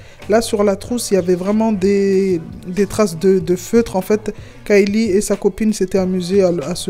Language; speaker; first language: French; non-native, local second language; Comorian